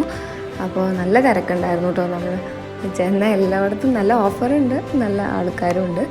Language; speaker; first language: Malayalam; native; Malayalam